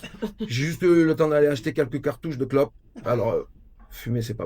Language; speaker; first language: French; native; French